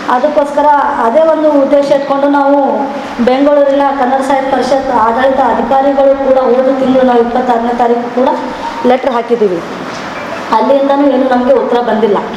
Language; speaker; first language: Kannada; native; Kannada